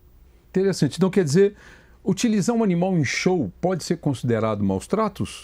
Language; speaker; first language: Portuguese; native; Portuguese